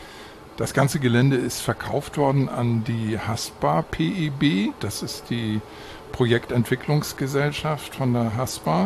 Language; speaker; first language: German; native; German